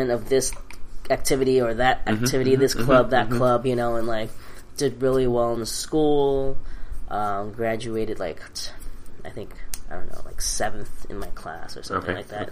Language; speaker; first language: English; early bilingual, other home language; Cantonese